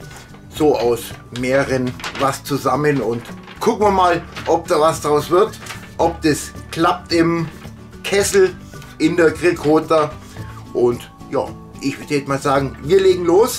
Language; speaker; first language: German; native; German